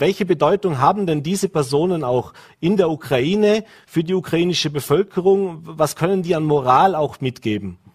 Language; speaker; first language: German; native; German